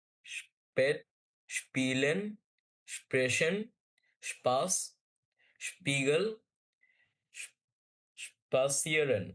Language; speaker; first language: German; non-native, learner; Bangla